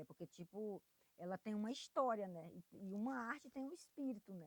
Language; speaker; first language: Portuguese; non-native, local second language; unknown